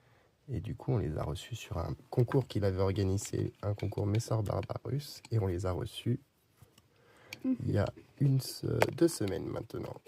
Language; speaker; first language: French; native; French